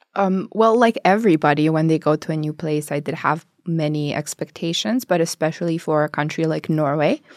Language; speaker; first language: English; non-native, fluent; Albanian